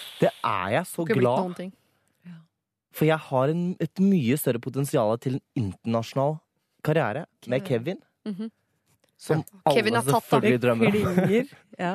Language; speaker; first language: Norwegian; native; Norwegian